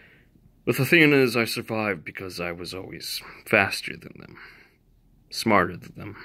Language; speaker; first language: English; native; English